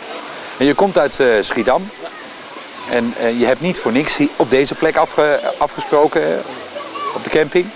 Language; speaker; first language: Dutch; native; Dutch